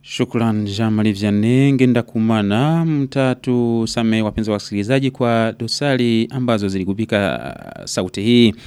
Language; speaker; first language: Swahili; non-native, local second language; Rundi